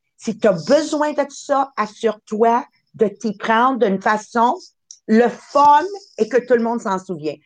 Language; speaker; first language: French; native; French